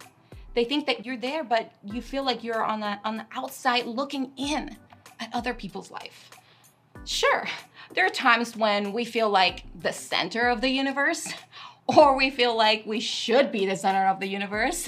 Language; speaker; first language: English; non-native, fluent; Spanish